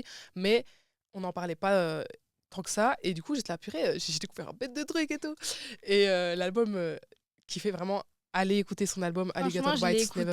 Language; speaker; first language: French; native; French